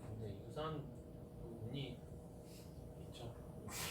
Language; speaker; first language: Korean; non-native, fluent; Chinese